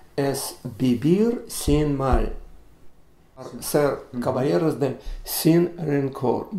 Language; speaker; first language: Spanish; non-native, learner; Russian